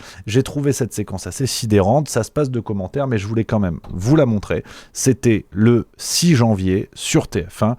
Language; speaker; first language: French; native; French